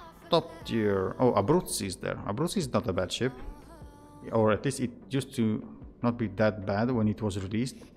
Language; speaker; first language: English; non-native, fluent; Italian